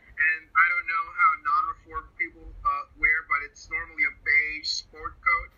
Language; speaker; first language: English; non-native, fluent; Spanish